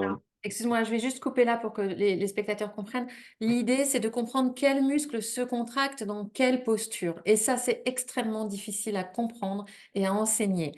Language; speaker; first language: French; native; French